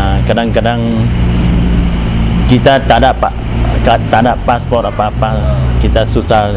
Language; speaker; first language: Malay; non-native, learner; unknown